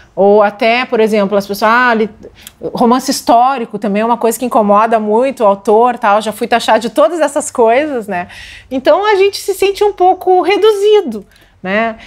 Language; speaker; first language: Portuguese; native; Portuguese